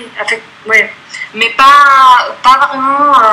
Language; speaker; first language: French; non-native, fluent; Spanish